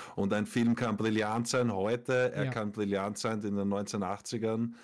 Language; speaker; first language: German; native; German